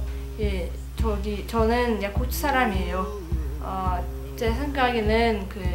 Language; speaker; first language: Korean; non-native, learner; Yakut